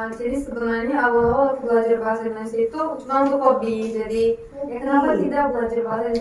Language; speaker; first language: Indonesian; non-native, fluent; Turkish